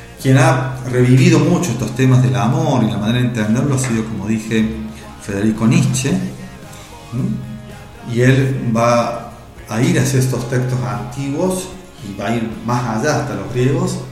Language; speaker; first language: Spanish; native; Spanish